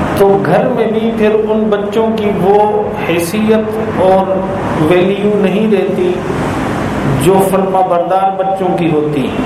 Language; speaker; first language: Urdu; native; Urdu